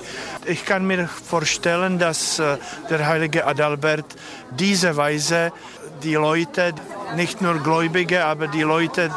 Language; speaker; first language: German; non-native, fluent; Czech